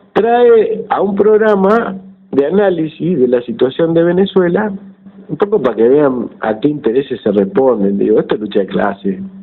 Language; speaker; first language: Spanish; native; Spanish